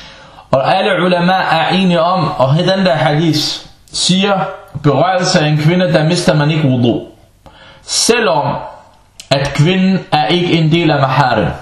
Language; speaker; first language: Danish; early bilingual, other home language; Arabic